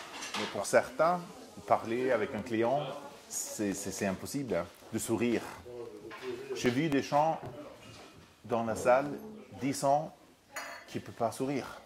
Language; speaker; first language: French; non-native, fluent; Swedish